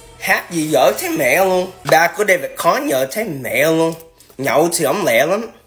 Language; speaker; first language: Vietnamese; early bilingual, heritage; Vietnamese